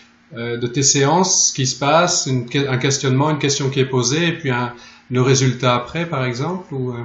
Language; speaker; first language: French; native; French